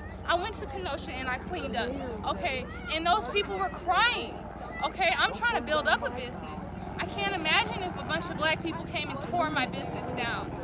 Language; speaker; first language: English; native; English